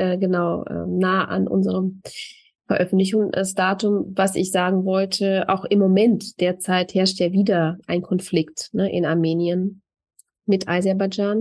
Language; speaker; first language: German; early bilingual, other home language; Russian